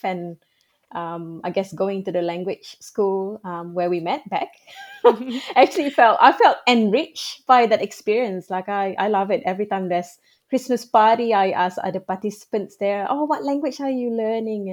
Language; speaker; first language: English; non-native, local second language; Malay